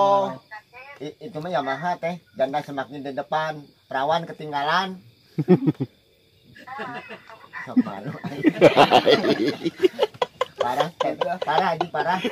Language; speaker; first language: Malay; non-native, local second language; Sundanese